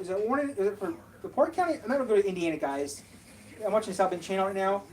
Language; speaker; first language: English; native; English